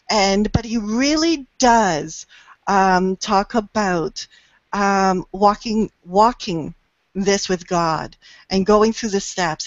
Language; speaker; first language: English; native; English